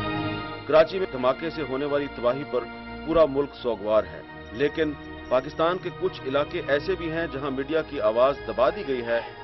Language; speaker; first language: Urdu; native; Urdu